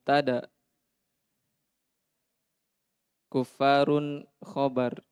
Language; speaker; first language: Arabic; non-native, learner; Indonesian